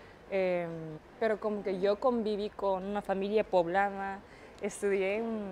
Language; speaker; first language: Spanish; non-native, fluent; Japanese